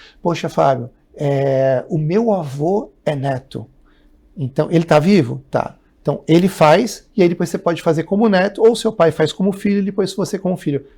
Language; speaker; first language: Portuguese; native; Portuguese